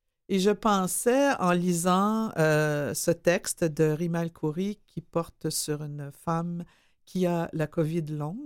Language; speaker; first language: French; native; French